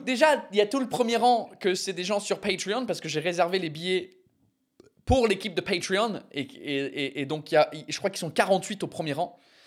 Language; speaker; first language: French; non-native, fluent; English